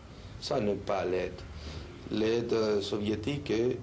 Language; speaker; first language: French; non-native, fluent; Spanish